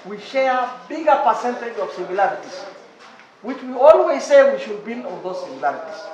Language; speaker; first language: English; non-native, local second language; Swahili